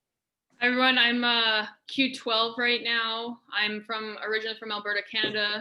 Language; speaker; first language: English; native; English